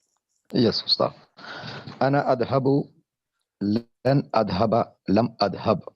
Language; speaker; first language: Arabic; non-native, learner; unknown